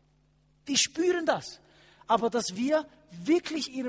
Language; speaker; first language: German; non-native, fluent; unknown